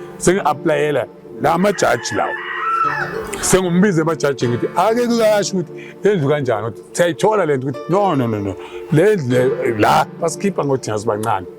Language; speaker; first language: Zulu; native; Zulu